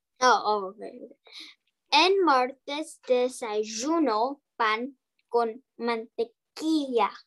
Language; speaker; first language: Spanish; non-native, learner; English